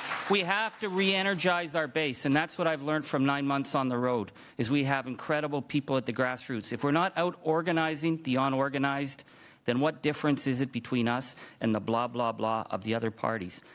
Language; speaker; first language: English; native; English